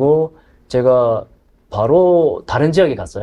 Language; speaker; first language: Korean; native; Korean